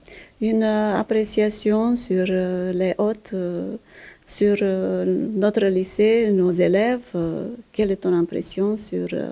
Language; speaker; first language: French; non-native, fluent; Romanian